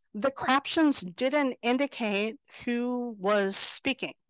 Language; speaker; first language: English; native; English